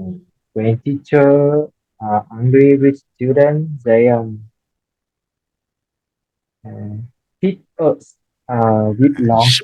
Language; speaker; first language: English; non-native, learner; Vietnamese